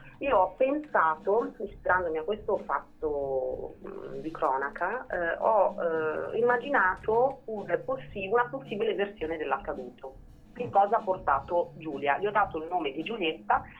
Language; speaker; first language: Italian; native; Italian